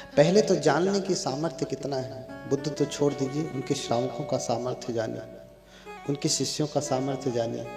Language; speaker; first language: Hindi; native; Hindi